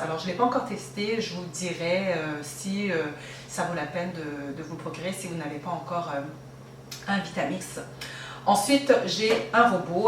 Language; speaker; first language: French; native; French